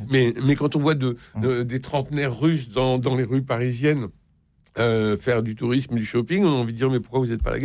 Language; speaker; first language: French; native; French